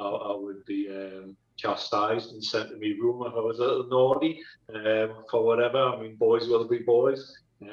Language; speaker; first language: English; native; English